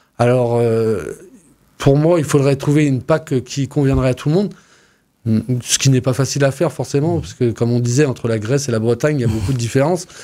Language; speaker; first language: French; native; French